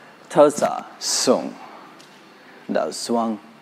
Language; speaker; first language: Vietnamese; non-native, learner; Bangla